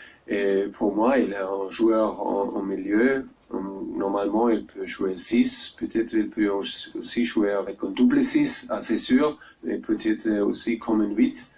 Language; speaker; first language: French; non-native, learner; German